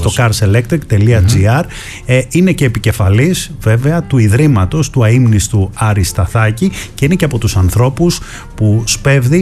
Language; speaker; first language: Greek; native; Greek